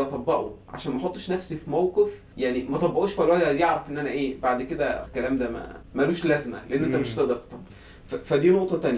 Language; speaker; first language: Arabic; native; Arabic